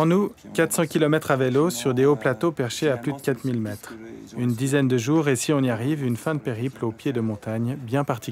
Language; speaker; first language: French; native; French